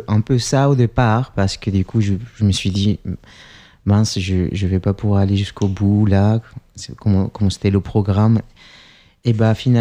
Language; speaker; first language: French; non-native, fluent; Spanish